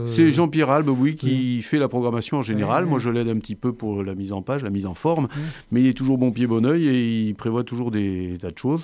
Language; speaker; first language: French; native; French